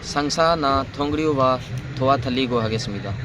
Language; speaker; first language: Korean; non-native, learner; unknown